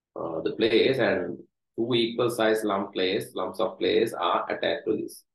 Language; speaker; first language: English; non-native, local second language; Sinhala